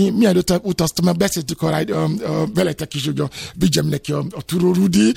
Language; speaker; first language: Hungarian; non-native, fluent; Yoruba